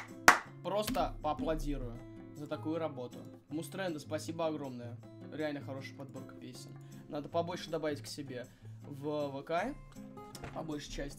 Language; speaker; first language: Russian; native; Russian